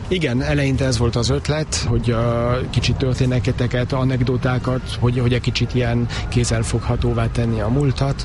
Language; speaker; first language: Hungarian; early bilingual, heritage; Hungarian